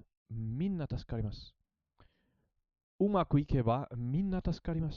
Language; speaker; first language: Japanese; non-native, learner; English